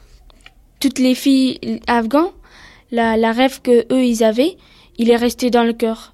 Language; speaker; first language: French; early bilingual, other home language; Pashto